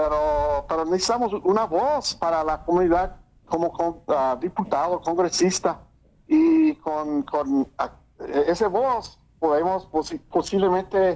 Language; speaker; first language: Spanish; early bilingual, heritage; English